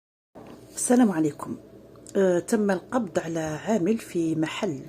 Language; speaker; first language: Arabic; native; Arabic